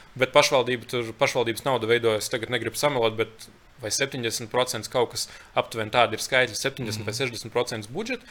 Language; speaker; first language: Latvian; early bilingual, other home language; Lithuanian